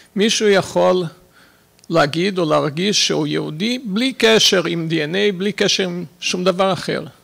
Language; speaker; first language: Hebrew; non-native, fluent; Portuguese